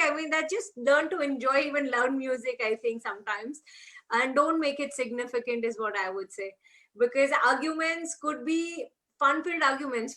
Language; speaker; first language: English; non-native, local second language; Hindi